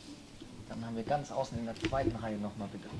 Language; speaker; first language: German; native; German